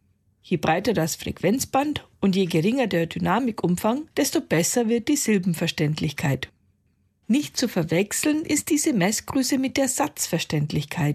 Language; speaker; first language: German; native; German